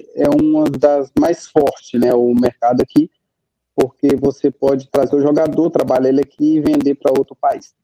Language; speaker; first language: Portuguese; native; Portuguese